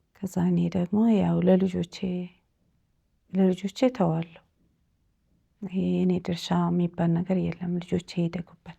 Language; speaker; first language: Amharic; early bilingual, heritage; Amharic